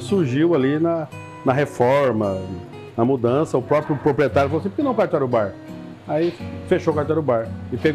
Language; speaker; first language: Portuguese; native; Portuguese